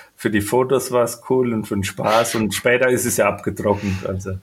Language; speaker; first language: German; native; German